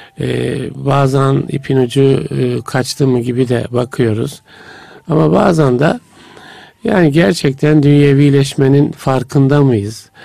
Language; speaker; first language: Turkish; native; Turkish